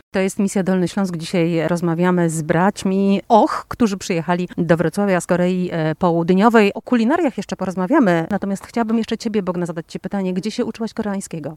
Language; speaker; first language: Polish; native; Polish